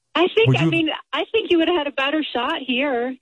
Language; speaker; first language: English; native; English